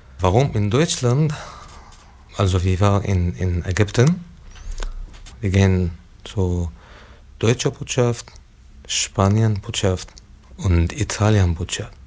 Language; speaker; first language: German; non-native, learner; Arabic